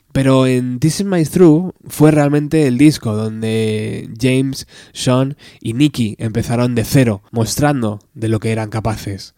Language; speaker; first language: Spanish; native; Spanish